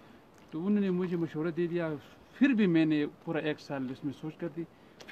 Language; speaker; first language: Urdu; non-native, local second language; Pashto